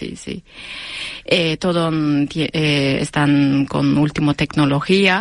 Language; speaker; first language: Spanish; non-native, learner; Turkish